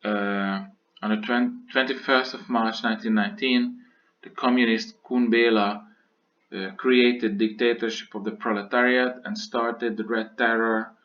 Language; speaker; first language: English; non-native, fluent; Hungarian